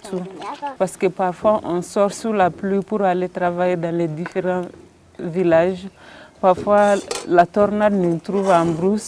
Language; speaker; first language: French; non-native, local second language; Bambara